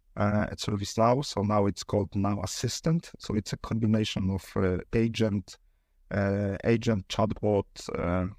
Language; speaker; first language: English; non-native, fluent; Polish